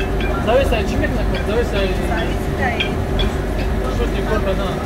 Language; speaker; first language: Russian; non-native, local second language; Tajik